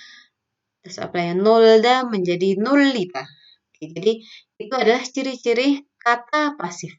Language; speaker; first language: Indonesian; native; Indonesian